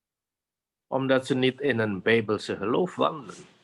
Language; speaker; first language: Dutch; non-native, fluent; Indonesian